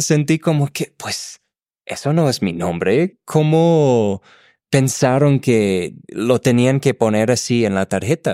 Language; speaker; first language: Spanish; non-native, fluent; English